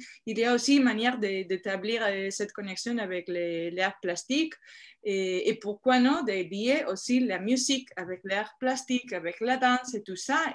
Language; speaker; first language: French; non-native, fluent; Spanish